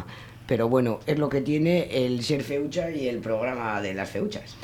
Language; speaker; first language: Spanish; native; Spanish